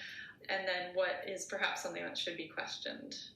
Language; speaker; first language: English; native; English